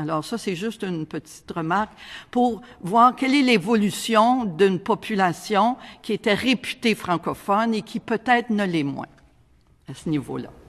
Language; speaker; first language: French; native; French